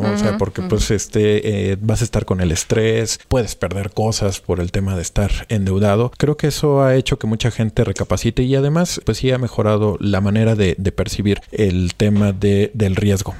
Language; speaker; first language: Spanish; native; Spanish